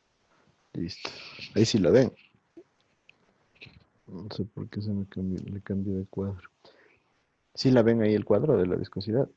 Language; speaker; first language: Spanish; native; Spanish